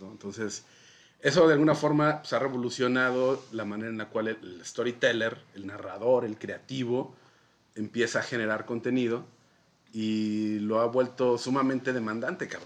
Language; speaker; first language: Spanish; native; Spanish